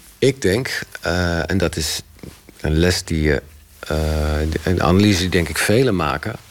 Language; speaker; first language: Dutch; native; Dutch